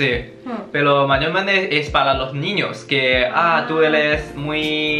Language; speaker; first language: Spanish; non-native, learner; Chinese